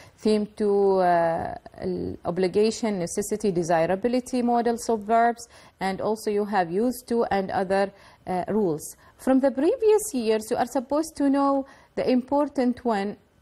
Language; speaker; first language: English; non-native, fluent; Arabic